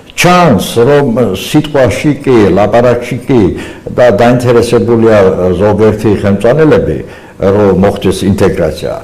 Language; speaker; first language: Georgian; non-native, local second language; Azerbaijani